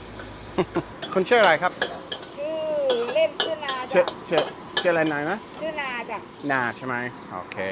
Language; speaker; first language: Thai; non-native, learner; English